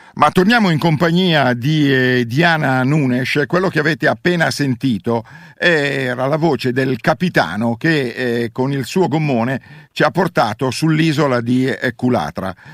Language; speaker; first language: Italian; native; Italian